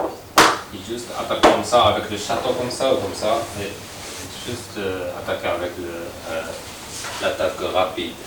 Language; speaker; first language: French; non-native, fluent; Japanese